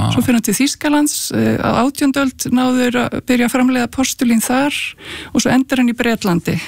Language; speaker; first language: Icelandic; native; Icelandic